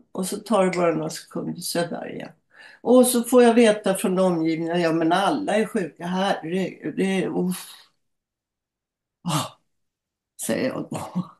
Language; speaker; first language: Swedish; native; Swedish